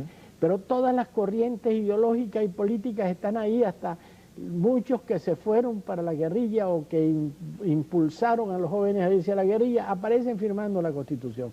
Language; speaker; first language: Spanish; native; Spanish